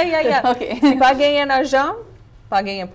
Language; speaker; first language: Haitian Creole; non-native, learner; English